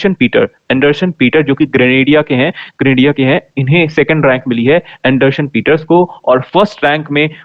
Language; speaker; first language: Hindi; native; Hindi